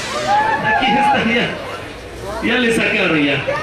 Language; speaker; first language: Spanish; native; Spanish